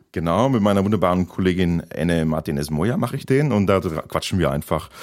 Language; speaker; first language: German; native; German